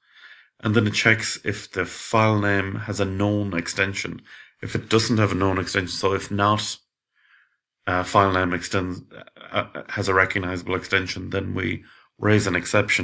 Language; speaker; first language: English; native; English